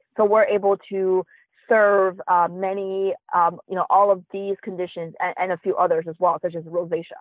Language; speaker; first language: English; early bilingual, other home language; Chinese